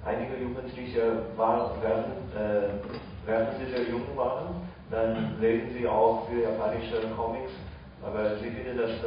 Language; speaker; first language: German; non-native, fluent; Chinese